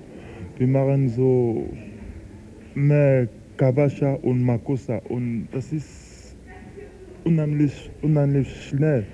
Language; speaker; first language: German; non-native, fluent; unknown